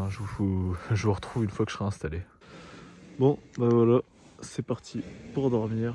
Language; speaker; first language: French; native; French